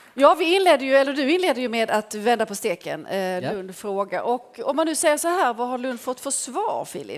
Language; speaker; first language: Swedish; native; Swedish